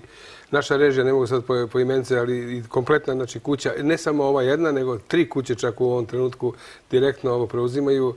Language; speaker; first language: Croatian; native; Croatian